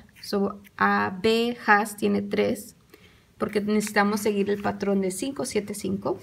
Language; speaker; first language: Spanish; early bilingual, heritage; English